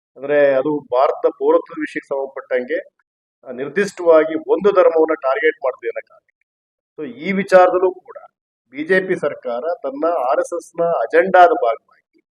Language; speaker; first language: Kannada; native; Kannada